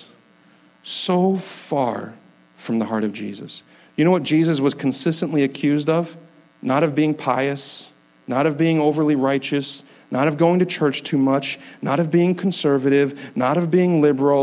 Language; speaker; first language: English; native; English